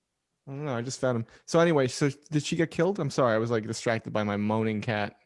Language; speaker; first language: English; native; English